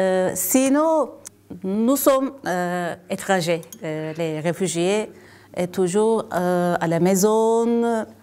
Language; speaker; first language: French; non-native, learner; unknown